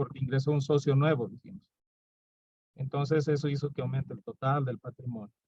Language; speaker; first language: Spanish; native; Spanish